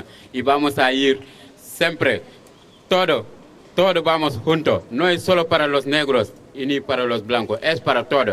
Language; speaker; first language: Spanish; non-native, fluent; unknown